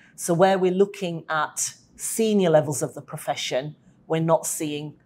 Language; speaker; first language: English; native; English